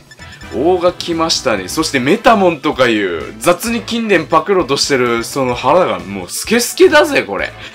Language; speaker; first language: Japanese; native; Japanese